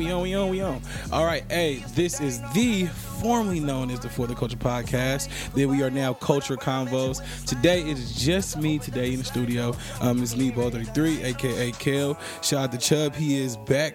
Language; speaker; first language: English; native; English